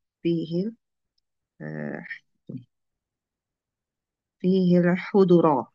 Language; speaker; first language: Arabic; non-native, learner; Indonesian